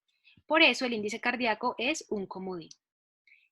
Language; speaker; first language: Spanish; native; Spanish